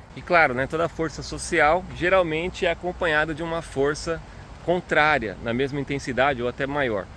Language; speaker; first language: Portuguese; native; Portuguese